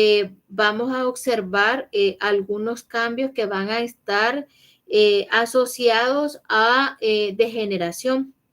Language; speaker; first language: Spanish; native; Spanish